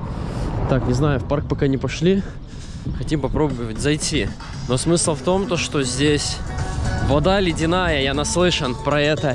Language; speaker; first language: Russian; native; Russian